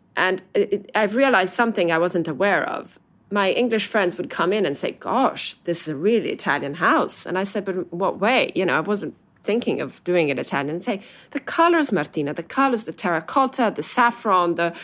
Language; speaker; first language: English; non-native, fluent; Italian